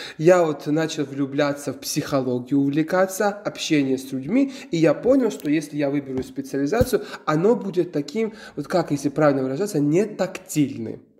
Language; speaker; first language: Russian; non-native, local second language; Georgian